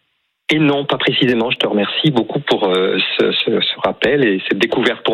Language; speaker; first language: French; native; French